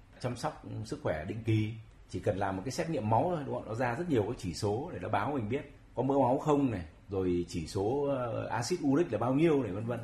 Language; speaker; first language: Vietnamese; native; Vietnamese